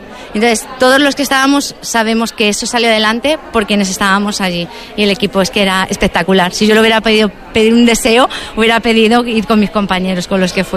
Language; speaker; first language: Spanish; native; Spanish